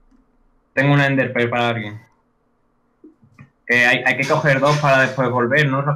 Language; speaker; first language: Spanish; native; Spanish